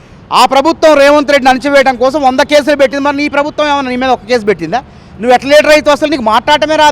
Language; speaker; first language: Telugu; native; Telugu